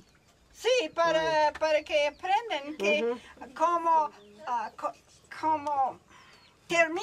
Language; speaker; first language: Spanish; non-native, learner; English